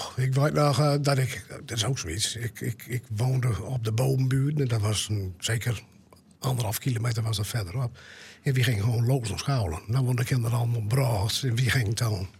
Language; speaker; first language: Dutch; native; Dutch